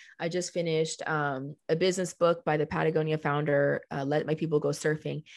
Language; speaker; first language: English; early bilingual, other home language; Spanish